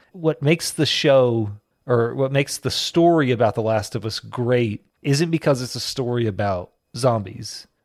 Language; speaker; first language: English; native; English